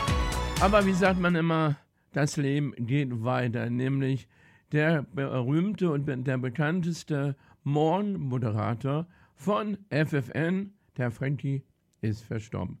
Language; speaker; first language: German; native; German